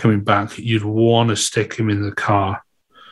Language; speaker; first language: English; native; English